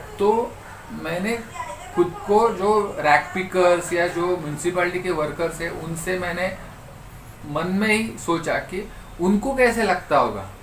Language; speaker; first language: Hindi; non-native, local second language; Marathi